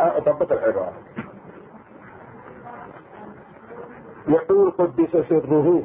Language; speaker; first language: Arabic; native; Arabic